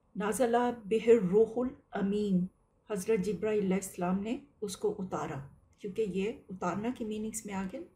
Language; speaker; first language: Urdu; native; Urdu